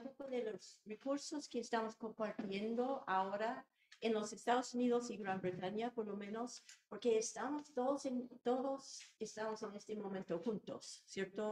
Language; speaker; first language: Spanish; non-native, fluent; English